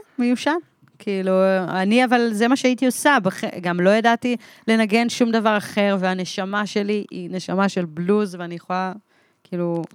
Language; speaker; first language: Hebrew; early bilingual, other home language; English